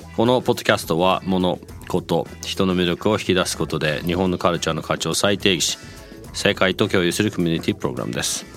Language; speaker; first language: Japanese; native; Japanese